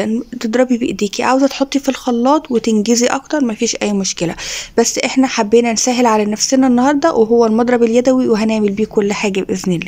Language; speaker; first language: Arabic; native; Arabic